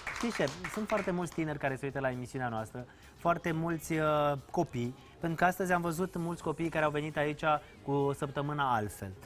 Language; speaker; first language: Romanian; native; Romanian